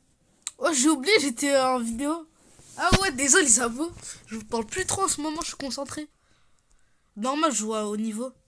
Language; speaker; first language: French; native; French